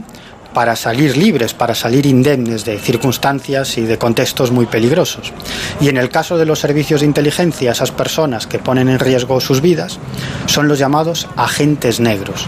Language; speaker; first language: Spanish; native; Spanish